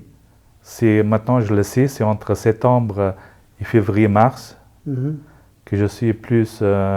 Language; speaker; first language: French; non-native, local second language; Luxembourgish